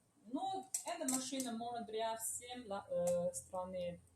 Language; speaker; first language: Russian; non-native, learner; Chinese